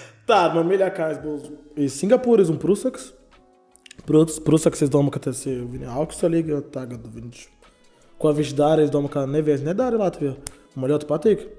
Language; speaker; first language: Latvian; non-native, learner; Portuguese